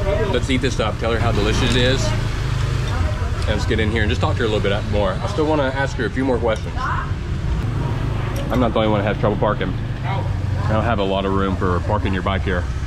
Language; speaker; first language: English; native; English